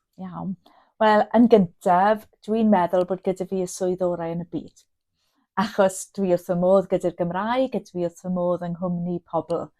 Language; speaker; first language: Welsh; non-native, local second language; English